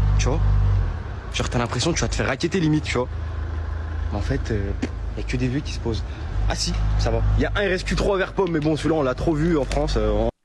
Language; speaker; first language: French; native; French